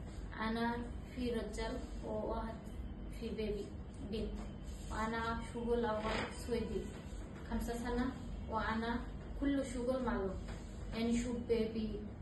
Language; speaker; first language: Arabic; non-native, learner; Bangla